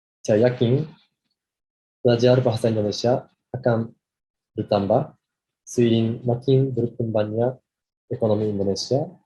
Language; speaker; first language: Indonesian; non-native, fluent; Japanese